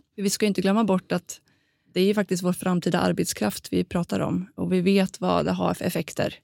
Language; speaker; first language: Swedish; native; Swedish